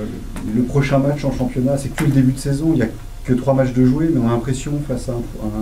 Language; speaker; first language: French; native; French